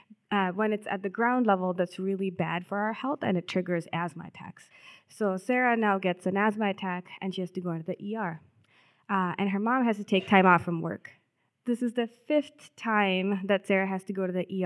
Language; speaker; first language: English; non-native, local second language; Telugu